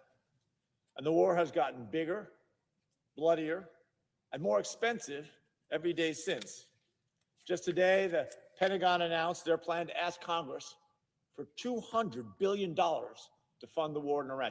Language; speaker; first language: English; native; English